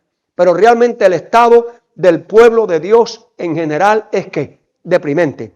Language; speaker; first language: Spanish; native; Spanish